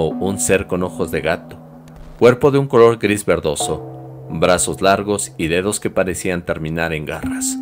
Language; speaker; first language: Spanish; native; Spanish